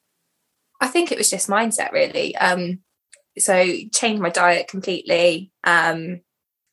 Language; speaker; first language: English; native; English